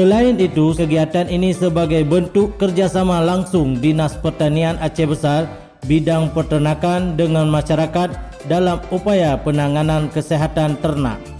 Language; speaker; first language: Indonesian; native; Indonesian